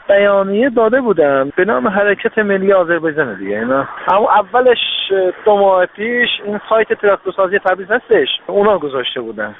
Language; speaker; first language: Persian; non-native, local second language; Azerbaijani